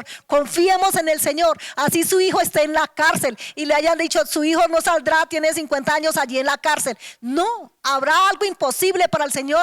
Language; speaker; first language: Spanish; native; Spanish